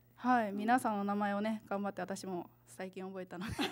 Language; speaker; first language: Japanese; early bilingual, other home language; Chinese